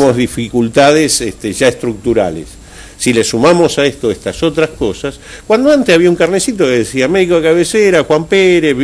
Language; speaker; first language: Spanish; native; Spanish